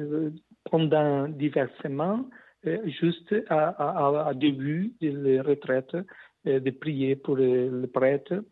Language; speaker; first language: French; non-native, learner; Portuguese